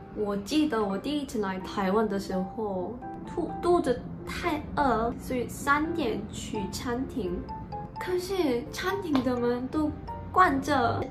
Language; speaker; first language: Chinese; non-native, learner; Korean